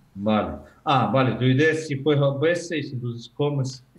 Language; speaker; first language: Spanish; non-native, learner; Ukrainian